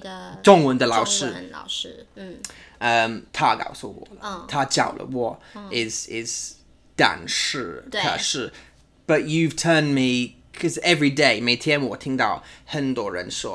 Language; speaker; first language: Chinese; non-native, learner; English